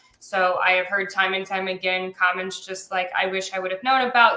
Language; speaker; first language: English; native; English